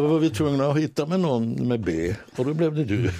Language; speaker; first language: Swedish; native; Swedish